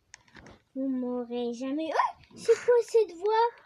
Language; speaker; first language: French; native; French